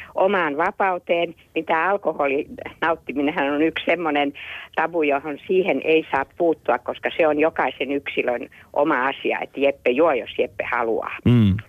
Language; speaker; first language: Finnish; native; Finnish